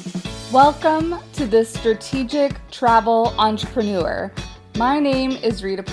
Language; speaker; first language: English; native; English